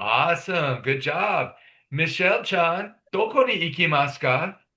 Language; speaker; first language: Japanese; non-native, fluent; English